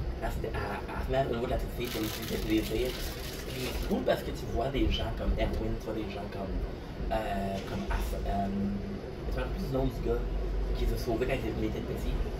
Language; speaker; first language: French; native; French